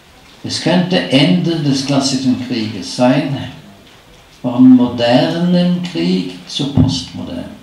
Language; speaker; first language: German; non-native, fluent; Norwegian